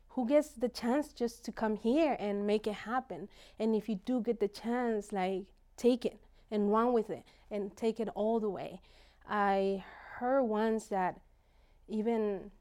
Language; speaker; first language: English; non-native, fluent; Spanish